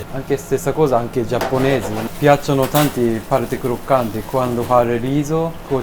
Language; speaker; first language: Italian; non-native, learner; Japanese